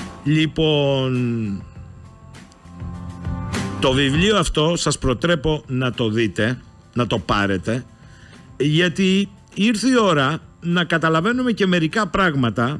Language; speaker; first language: Greek; native; Greek